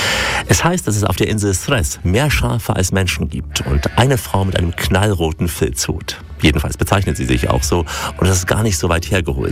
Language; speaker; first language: German; native; German